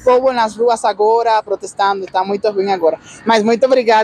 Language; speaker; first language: Portuguese; non-native, learner; Spanish